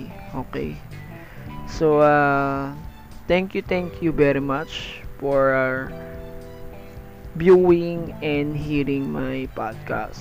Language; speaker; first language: English; non-native, local second language; Filipino